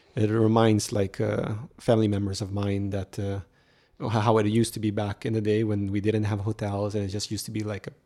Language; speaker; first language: English; non-native, fluent; Papiamento